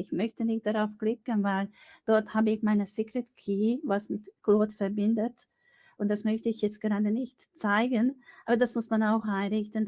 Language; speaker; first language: German; non-native, fluent; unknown